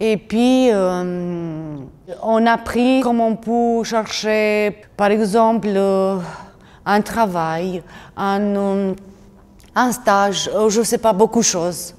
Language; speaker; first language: French; non-native, learner; Romanian